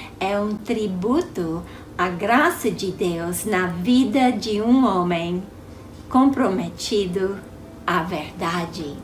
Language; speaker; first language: Portuguese; non-native, fluent; English